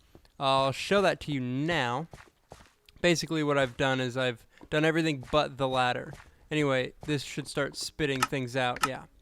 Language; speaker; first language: English; native; English